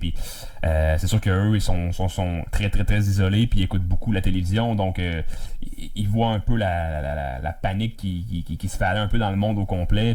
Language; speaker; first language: French; native; French